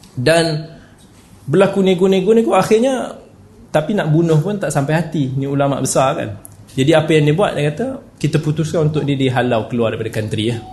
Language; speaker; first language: Malay; native; Malay